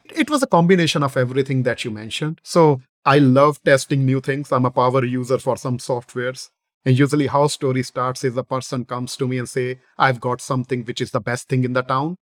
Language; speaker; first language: English; non-native, local second language; Hindi